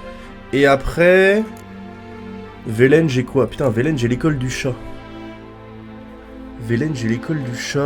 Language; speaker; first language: French; native; French